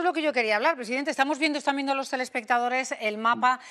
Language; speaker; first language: Spanish; native; Spanish